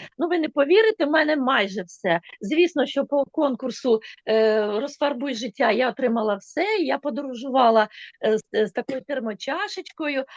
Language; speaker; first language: Ukrainian; non-native, local second language; Russian